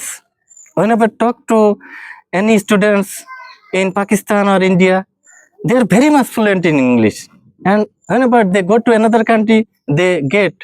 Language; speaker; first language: English; non-native, learner; Bangla